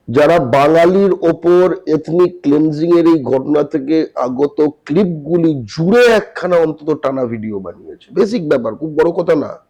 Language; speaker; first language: Bangla; native; Bangla